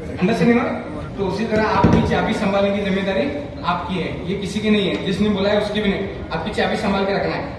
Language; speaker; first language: Hindi; non-native, local second language; Marathi